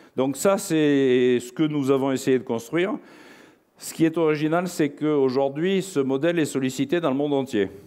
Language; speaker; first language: French; native; French